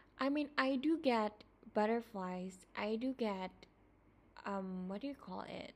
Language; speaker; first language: English; non-native, fluent; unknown